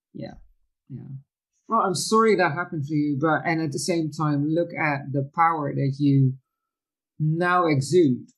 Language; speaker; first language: English; non-native, fluent; Dutch